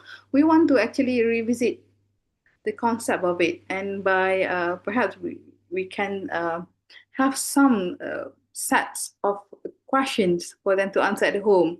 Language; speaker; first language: English; non-native, fluent; Malay